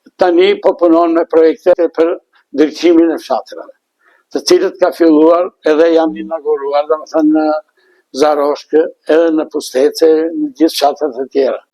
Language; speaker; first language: Albanian; non-native, local second language; Bulgarian